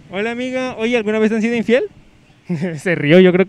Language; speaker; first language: Spanish; native; Spanish